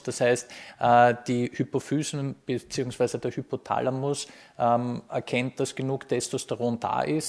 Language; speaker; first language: German; native; German